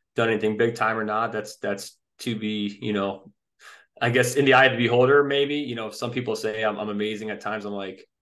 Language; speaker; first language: English; native; English